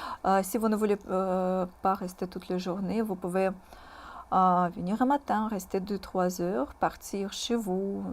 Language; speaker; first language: French; non-native, fluent; Russian